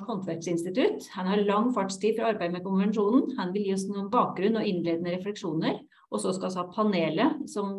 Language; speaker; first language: Norwegian; native; Norwegian